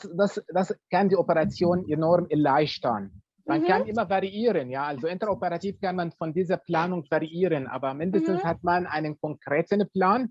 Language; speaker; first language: German; non-native, fluent; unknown